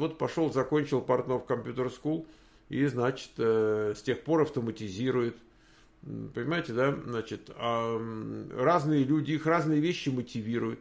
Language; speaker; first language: Russian; native; Russian